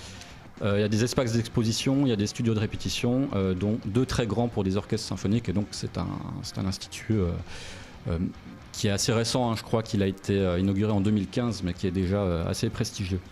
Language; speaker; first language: French; native; French